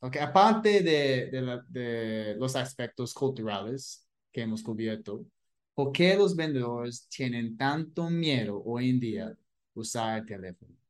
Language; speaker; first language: Spanish; non-native, fluent; English